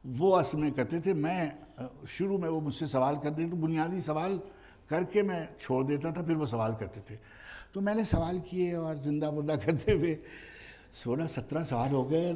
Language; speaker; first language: Urdu; native; Urdu